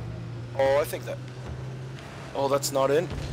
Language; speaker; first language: English; native; English